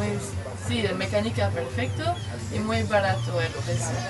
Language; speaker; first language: Spanish; non-native, learner; French